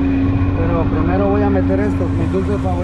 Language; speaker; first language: Spanish; native; Spanish